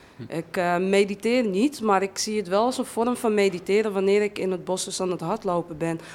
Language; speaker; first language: Dutch; native; Dutch